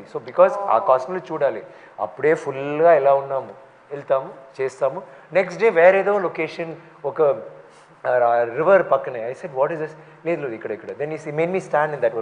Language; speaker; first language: Telugu; non-native, fluent; Tamil